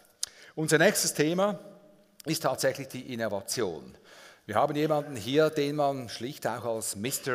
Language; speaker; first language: German; native; German